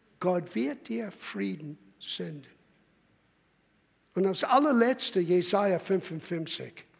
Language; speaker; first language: German; non-native, fluent; English